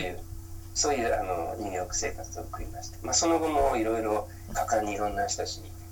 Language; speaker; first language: Japanese; native; Japanese